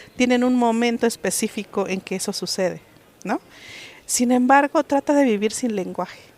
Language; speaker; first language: Spanish; non-native, local second language; Mixtepec Mixtec